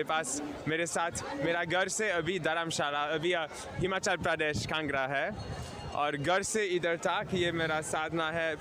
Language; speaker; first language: Hindi; non-native, learner; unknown